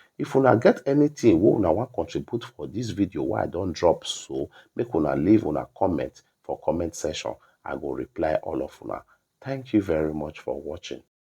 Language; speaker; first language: Nigerian Pidgin; native; Nigerian Pidgin